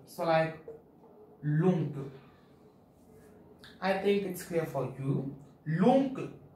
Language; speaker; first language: English; non-native, local second language; Tamil